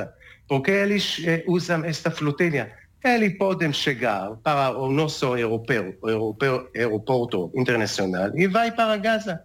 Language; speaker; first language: Portuguese; non-native, learner; Hebrew